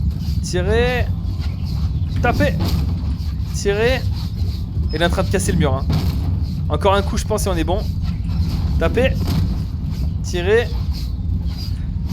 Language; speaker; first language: French; native; French